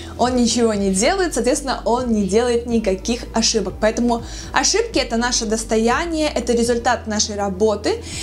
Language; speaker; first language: Russian; native; Russian